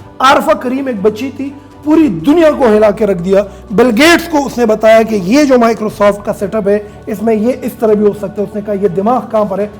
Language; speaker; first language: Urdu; non-native, local second language; Pashto